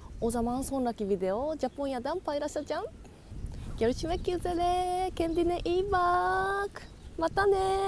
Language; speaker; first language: Turkish; non-native, learner; Japanese